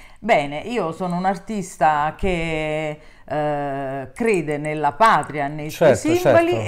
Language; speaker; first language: Italian; native; Italian